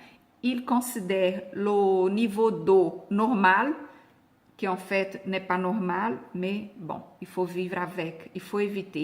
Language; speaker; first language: French; non-native, fluent; Portuguese